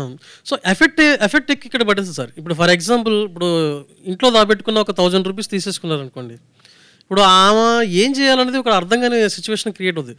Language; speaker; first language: Telugu; native; Telugu